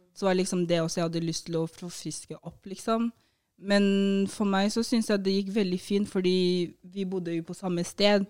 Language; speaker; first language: Norwegian; early bilingual, other home language; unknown